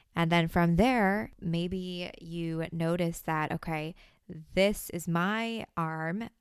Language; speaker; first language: English; native; English